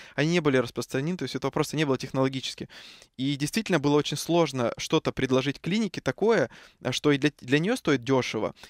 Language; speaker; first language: Russian; native; Russian